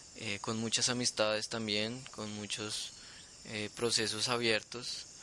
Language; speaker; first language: Spanish; native; Spanish